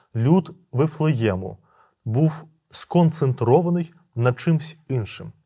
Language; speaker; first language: Ukrainian; native; Ukrainian